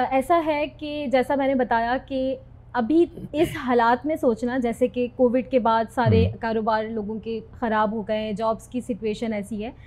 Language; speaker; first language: Urdu; native; Urdu